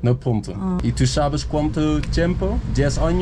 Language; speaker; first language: Spanish; non-native, learner; Dutch